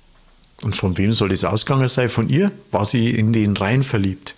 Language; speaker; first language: German; native; German